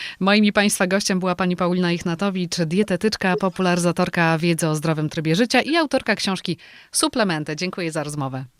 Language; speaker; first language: Polish; native; Polish